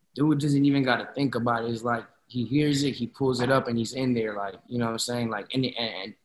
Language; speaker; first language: English; native; English